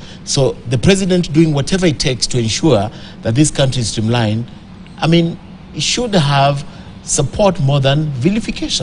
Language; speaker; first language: English; non-native, local second language; Swahili